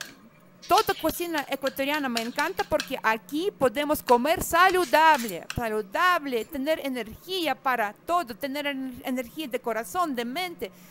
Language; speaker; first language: Spanish; non-native, fluent; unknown